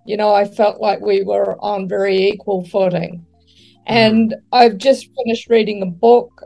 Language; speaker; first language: English; native; English